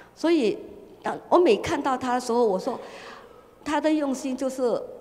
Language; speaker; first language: Chinese; non-native, fluent; Cantonese